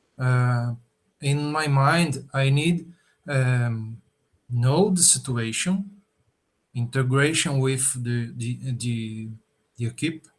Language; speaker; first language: English; non-native, learner; Portuguese